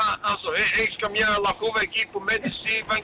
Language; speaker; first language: Greek; early bilingual, heritage; Greek